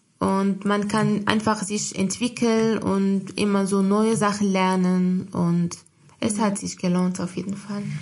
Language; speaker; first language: German; non-native, fluent; Arabic